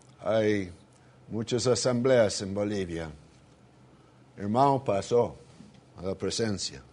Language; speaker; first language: Spanish; non-native, fluent; English